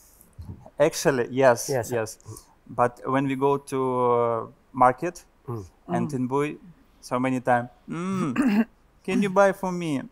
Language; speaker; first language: English; non-native, learner; Russian